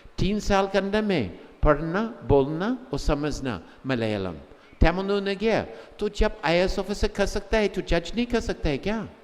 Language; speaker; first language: Hindi; non-native, fluent; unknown